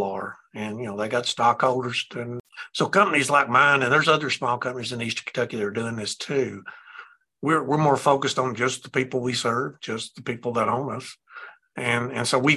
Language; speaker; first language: English; native; English